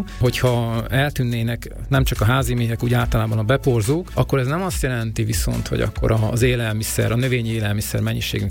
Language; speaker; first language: Hungarian; native; Hungarian